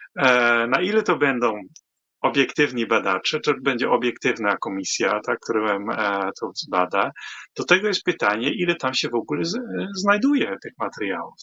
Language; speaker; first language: Polish; non-native, fluent; Dutch